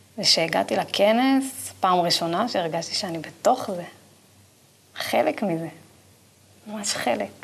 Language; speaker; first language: Hebrew; native; Hebrew